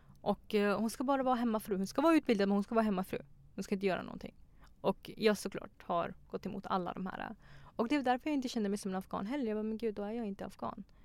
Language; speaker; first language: Swedish; early bilingual, other home language; Persian